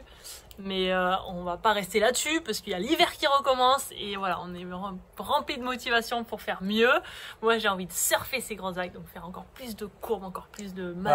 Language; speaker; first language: French; native; French